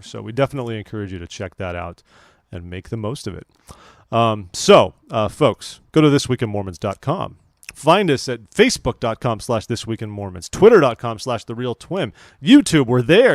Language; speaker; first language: English; native; English